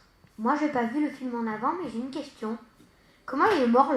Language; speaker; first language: French; native; French